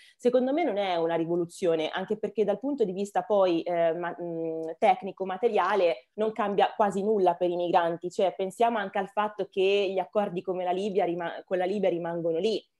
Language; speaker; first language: Italian; early bilingual, other home language; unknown